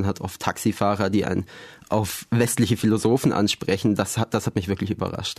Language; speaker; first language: German; native; German